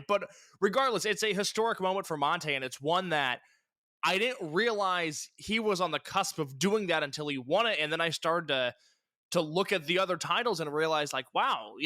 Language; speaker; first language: English; native; English